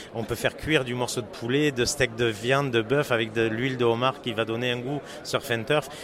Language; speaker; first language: French; native; French